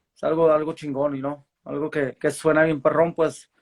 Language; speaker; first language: Spanish; early bilingual, heritage; Spanish